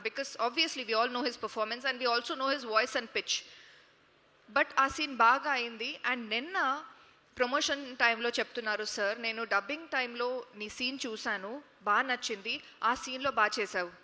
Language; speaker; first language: Telugu; non-native, learner; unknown